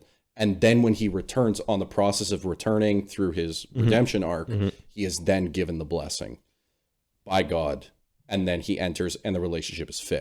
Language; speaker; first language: English; native; English